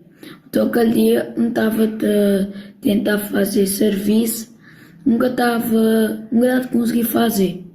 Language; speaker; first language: Portuguese; non-native, local second language; Kabuverdianu